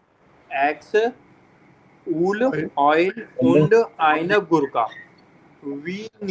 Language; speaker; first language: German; non-native, fluent; Hindi